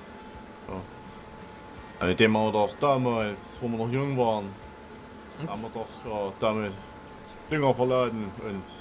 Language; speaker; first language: German; native; German